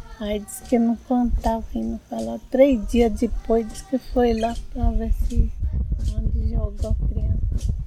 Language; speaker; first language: Portuguese; non-native, local second language; Guarani